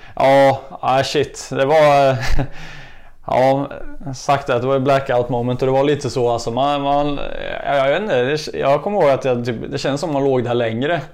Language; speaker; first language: Swedish; native; Swedish